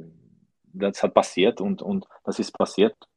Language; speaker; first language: German; non-native, learner; Slovak